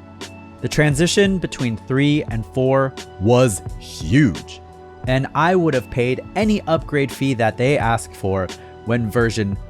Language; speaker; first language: English; native; English